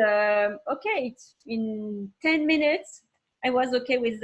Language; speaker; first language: English; non-native, learner; French